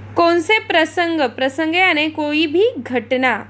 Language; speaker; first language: Hindi; non-native, local second language; Marathi